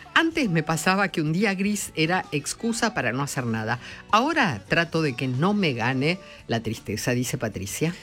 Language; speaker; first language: Spanish; native; Spanish